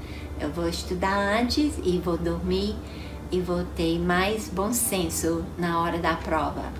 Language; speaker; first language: Portuguese; non-native, fluent; English